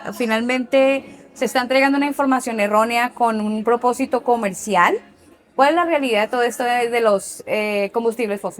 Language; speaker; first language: Spanish; native; Spanish